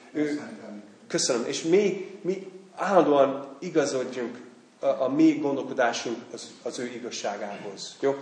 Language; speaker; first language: Hungarian; non-native, fluent; English